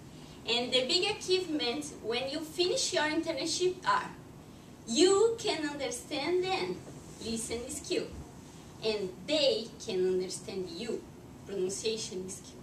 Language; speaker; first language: English; non-native, learner; Portuguese